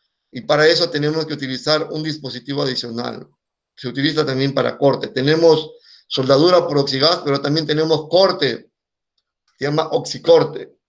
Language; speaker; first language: Spanish; native; Spanish